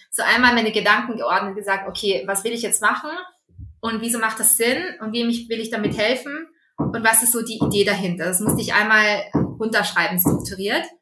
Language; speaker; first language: German; early bilingual, other home language; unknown